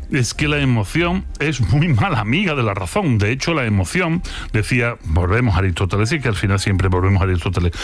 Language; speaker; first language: Spanish; native; Spanish